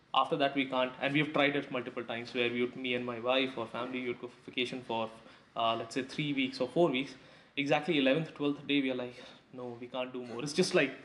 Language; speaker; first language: English; non-native, local second language; Hindi